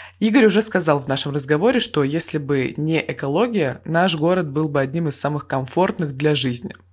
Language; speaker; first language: Russian; native; Russian